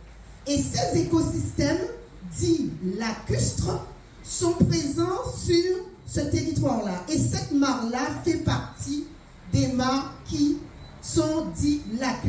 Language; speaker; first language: French; native; French